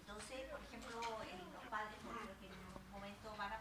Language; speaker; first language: Spanish; native; Spanish